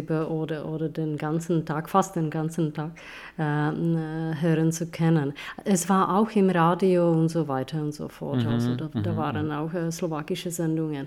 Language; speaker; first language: German; non-native, fluent; Czech